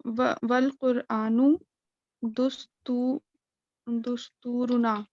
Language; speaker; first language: Arabic; non-native, learner; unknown